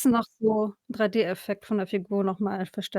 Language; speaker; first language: German; native; German